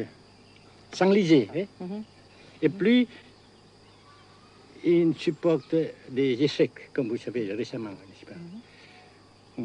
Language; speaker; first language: French; non-native, fluent; Vietnamese